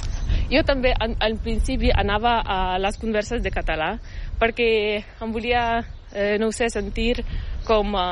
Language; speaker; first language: Catalan; non-native, fluent; Ukrainian